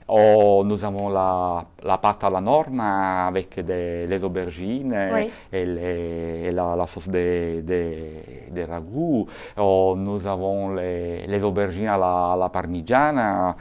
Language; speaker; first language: French; non-native, fluent; Italian